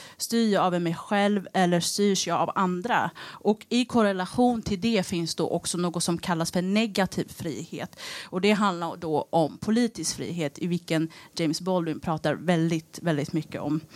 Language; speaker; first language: Swedish; early bilingual, other home language; Tigrinya